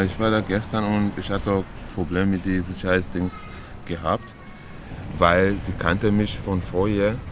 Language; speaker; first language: German; non-native, learner; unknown